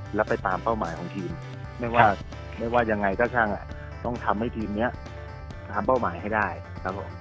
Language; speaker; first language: Thai; native; Thai